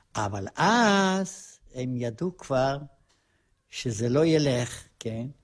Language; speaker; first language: Hebrew; non-native, fluent; Polish